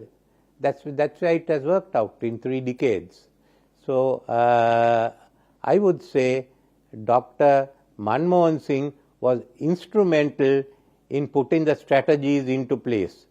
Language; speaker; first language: English; non-native, local second language; Sinhala